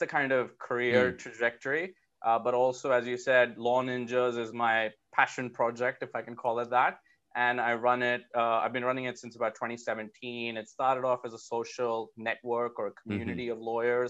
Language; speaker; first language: English; non-native, local second language; Hindi